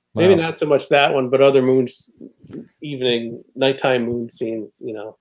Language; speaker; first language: English; native; English